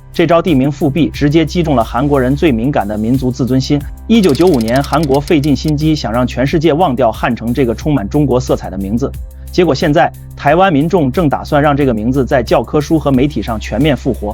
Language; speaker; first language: Chinese; native; Chinese